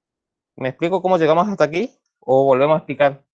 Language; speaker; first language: Spanish; native; Spanish